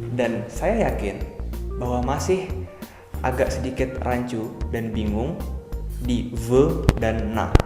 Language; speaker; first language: Indonesian; native; Indonesian